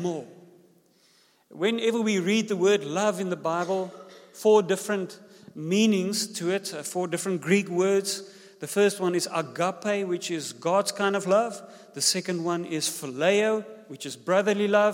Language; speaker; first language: English; non-native, local second language; Afrikaans